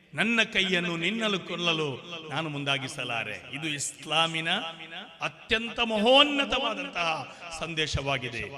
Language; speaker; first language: Kannada; non-native, local second language; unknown